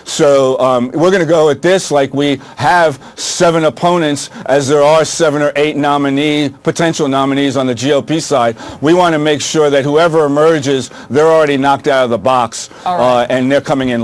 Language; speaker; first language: English; native; English